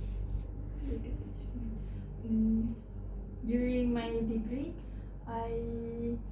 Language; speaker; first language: English; non-native, learner; Malay